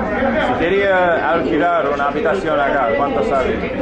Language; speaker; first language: Spanish; non-native, fluent; English